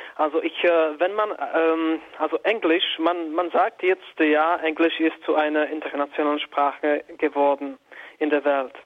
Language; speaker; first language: German; non-native, fluent; Czech